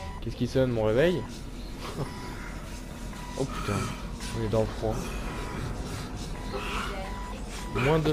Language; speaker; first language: French; native; French